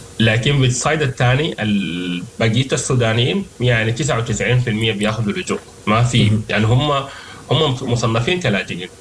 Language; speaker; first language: Arabic; native; Arabic